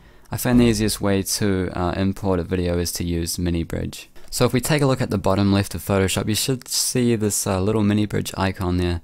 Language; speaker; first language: English; native; English